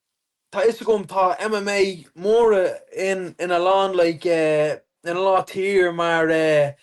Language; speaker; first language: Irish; non-native, local second language; English